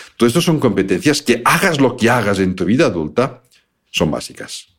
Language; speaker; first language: Spanish; native; Spanish